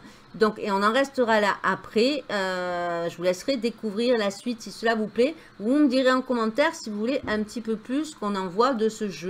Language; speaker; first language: French; native; French